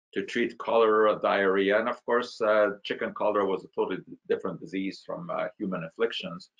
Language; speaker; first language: English; non-native, fluent; Hungarian